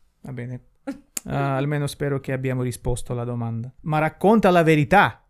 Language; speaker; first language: Italian; non-native, fluent; Russian